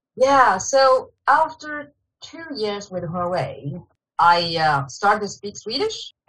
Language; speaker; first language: English; non-native, fluent; Chinese